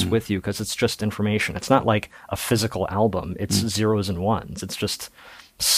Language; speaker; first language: English; native; English